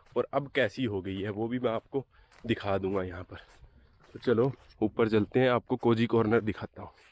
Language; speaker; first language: Hindi; native; Hindi